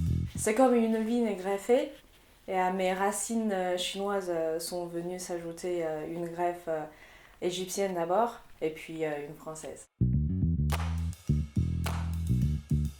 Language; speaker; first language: French; non-native, fluent; Chinese